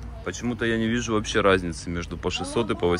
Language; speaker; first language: Russian; native; Russian